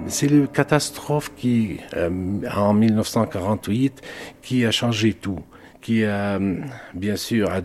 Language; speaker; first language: French; non-native, local second language; Arabic